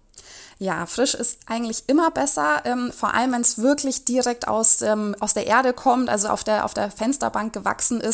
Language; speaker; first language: German; native; German